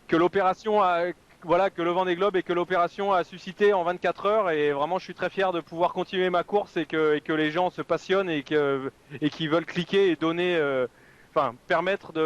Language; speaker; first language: French; native; French